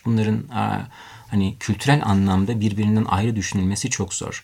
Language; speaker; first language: Turkish; native; Turkish